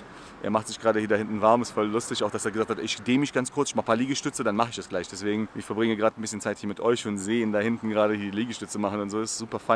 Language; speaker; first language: German; native; German